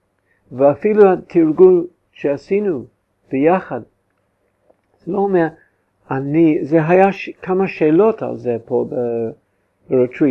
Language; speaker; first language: Hebrew; non-native, fluent; English